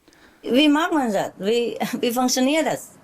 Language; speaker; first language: German; non-native, learner; Vietnamese